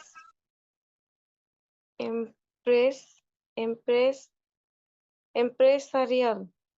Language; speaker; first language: Spanish; non-native, learner; Bangla